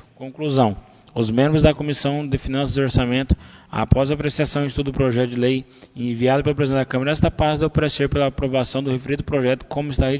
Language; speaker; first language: Portuguese; native; Portuguese